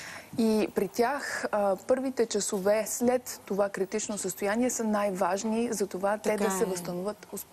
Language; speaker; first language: Bulgarian; native; Bulgarian